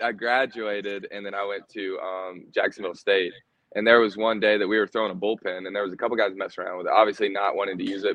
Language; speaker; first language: English; native; English